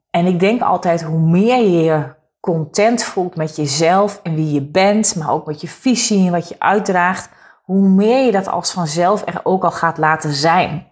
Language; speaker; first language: Dutch; native; Dutch